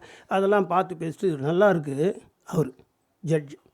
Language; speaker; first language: Tamil; native; Tamil